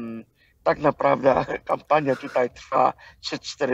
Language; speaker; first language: Polish; non-native, fluent; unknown